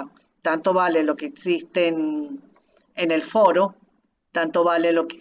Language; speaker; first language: Spanish; native; Spanish